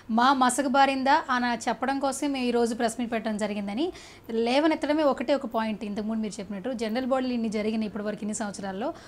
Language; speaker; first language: Telugu; native; Telugu